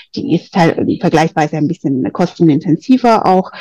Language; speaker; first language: German; non-native, fluent; Spanish